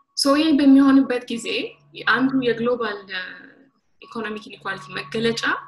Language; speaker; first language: English; non-native, local second language; Amharic